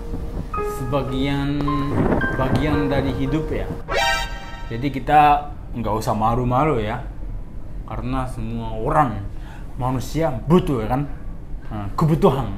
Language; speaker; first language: Indonesian; non-native, fluent; Japanese